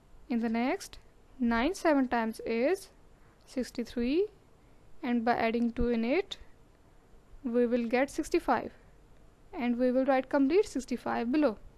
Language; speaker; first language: English; non-native, local second language; Urdu